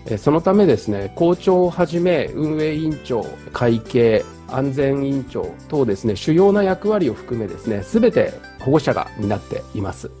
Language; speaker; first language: Japanese; native; Japanese